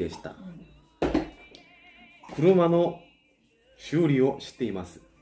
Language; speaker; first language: Japanese; non-native, learner; Korean